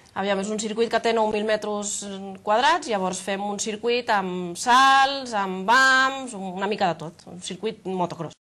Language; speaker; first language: Catalan; native; Catalan